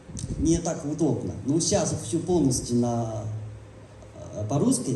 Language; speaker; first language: Russian; non-native, learner; Chinese